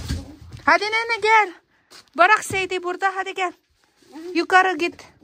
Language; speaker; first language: Turkish; non-native, learner; Filipino